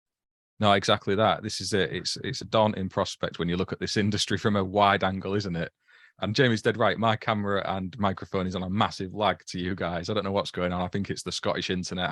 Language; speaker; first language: English; native; English